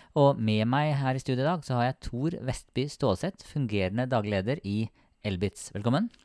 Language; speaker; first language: Norwegian; native; Norwegian